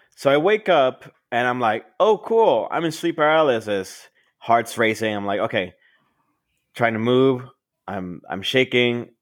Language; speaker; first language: English; early bilingual, other home language; Spanish